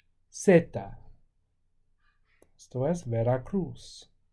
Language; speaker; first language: Spanish; non-native, fluent; English